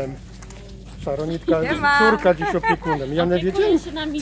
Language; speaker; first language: Polish; native; Polish